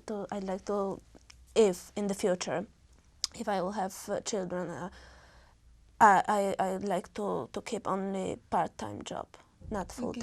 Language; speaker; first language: English; non-native, learner; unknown